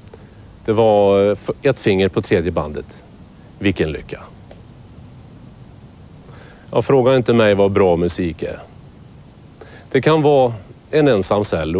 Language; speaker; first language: Swedish; native; Swedish